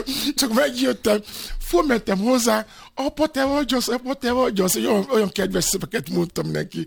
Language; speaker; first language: Hungarian; non-native, fluent; Yoruba